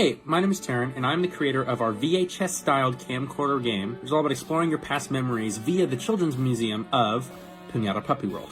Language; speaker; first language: English; native; English